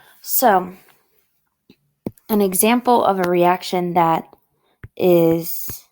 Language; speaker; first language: English; native; English